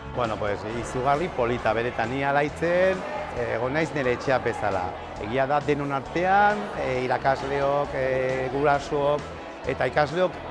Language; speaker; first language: Basque; non-native, local second language; Spanish